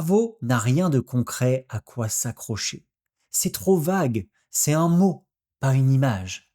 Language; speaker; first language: French; native; French